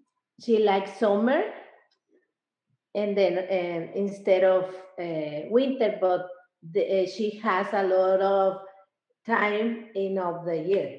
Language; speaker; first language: English; non-native, learner; Spanish